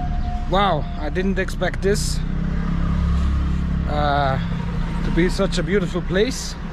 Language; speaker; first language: English; non-native, fluent; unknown